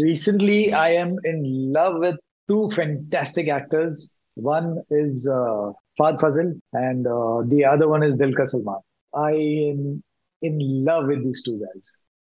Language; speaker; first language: English; non-native, local second language; Malayalam